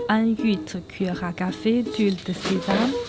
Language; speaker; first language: French; non-native, fluent; Chinese